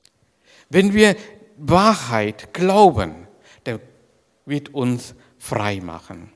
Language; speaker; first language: German; non-native, learner; Sinhala